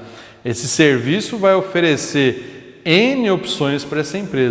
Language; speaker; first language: Portuguese; native; Portuguese